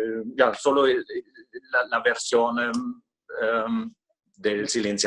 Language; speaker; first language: Italian; non-native, fluent; German